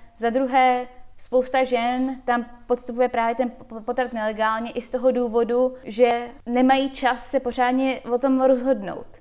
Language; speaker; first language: Czech; early bilingual, heritage; Czech